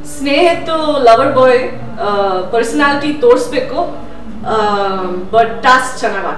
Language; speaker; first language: Kannada; non-native, fluent; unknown